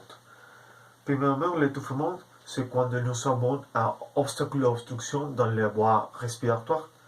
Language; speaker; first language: French; non-native, learner; Spanish